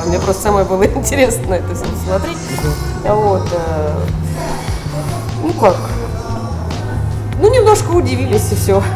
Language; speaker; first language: Russian; native; Russian